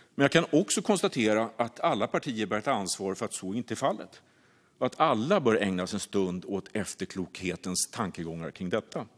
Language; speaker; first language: Swedish; native; Swedish